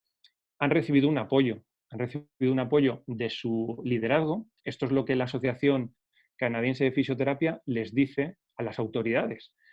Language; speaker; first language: Spanish; native; Spanish